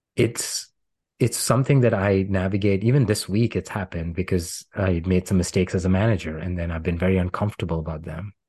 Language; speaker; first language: English; non-native, local second language; Gujarati